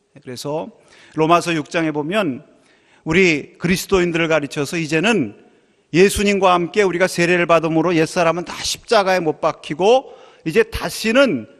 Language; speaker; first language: Korean; native; Korean